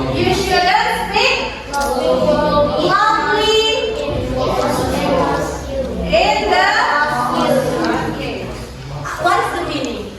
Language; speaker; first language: English; non-native, fluent; Indonesian